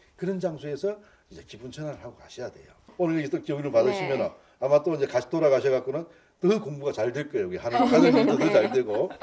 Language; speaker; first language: Korean; native; Korean